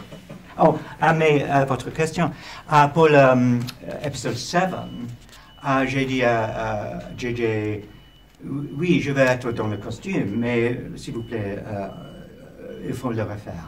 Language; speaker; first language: French; non-native, learner; English